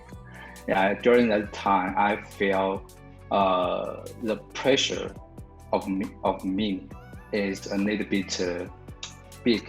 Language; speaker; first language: English; non-native, learner; Chinese